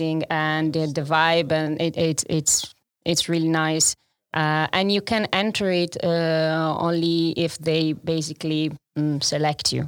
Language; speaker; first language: English; non-native, fluent; Italian